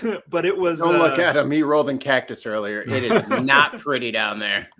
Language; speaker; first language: English; native; English